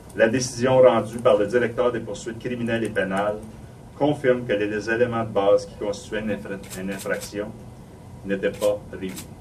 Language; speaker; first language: French; native; French